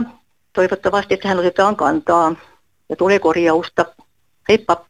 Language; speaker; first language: Finnish; native; Finnish